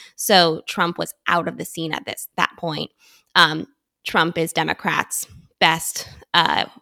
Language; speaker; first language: English; native; English